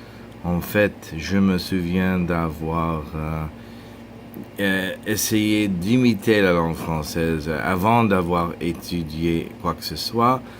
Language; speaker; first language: French; non-native, fluent; English